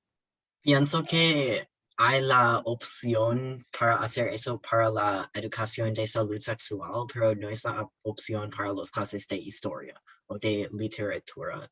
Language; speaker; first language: Spanish; non-native, learner; English